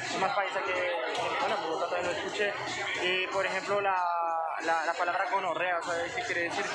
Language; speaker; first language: Spanish; non-native, fluent; French